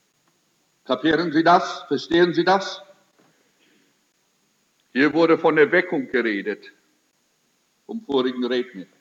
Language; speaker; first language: German; early bilingual, heritage; German